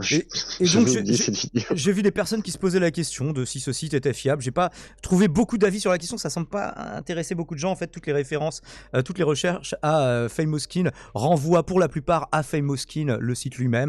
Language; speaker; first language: French; native; French